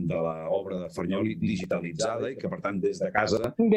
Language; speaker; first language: Catalan; native; Catalan